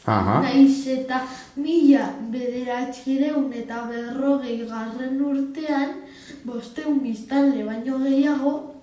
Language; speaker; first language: Basque; non-native, local second language; Spanish